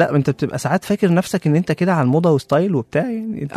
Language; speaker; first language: Arabic; native; Arabic